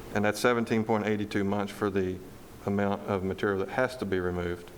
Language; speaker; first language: English; native; English